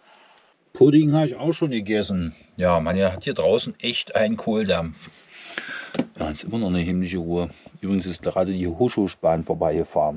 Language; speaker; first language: German; native; German